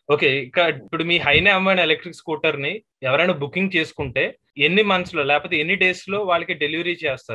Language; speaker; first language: Telugu; native; Telugu